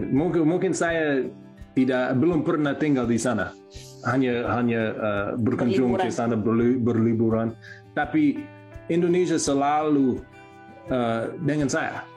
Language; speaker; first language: Indonesian; non-native, learner; English